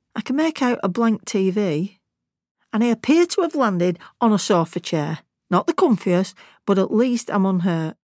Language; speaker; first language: English; native; English